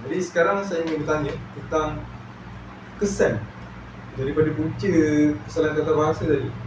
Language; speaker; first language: Malay; native; Malay